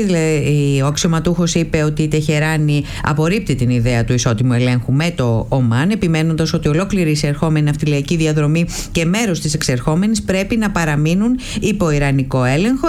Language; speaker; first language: Greek; native; Greek